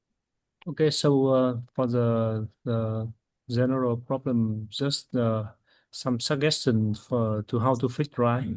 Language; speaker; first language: English; non-native, fluent; Vietnamese